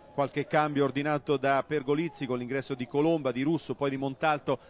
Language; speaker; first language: Italian; native; Italian